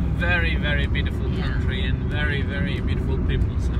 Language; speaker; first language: English; non-native, fluent; Turkish